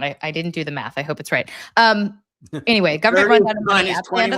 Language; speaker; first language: English; native; English